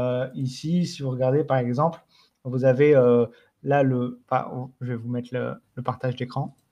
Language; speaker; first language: French; native; French